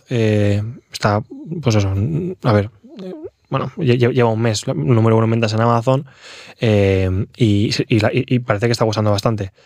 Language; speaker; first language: Spanish; native; Spanish